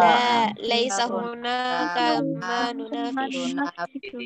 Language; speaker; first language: Arabic; non-native, learner; Indonesian